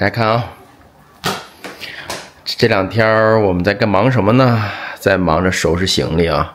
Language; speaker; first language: Chinese; native; Chinese